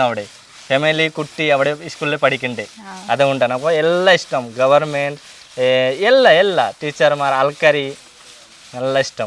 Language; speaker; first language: Malayalam; non-native, local second language; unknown